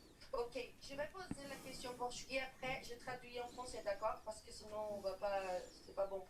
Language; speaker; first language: French; non-native, fluent; Portuguese